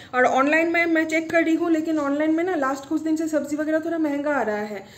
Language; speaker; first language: Hindi; non-native, local second language; Bangla